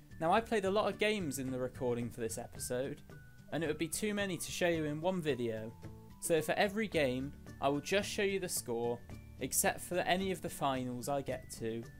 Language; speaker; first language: English; native; English